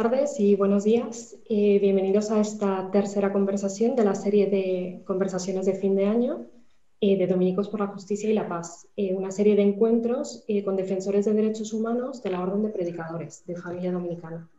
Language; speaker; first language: Spanish; native; Spanish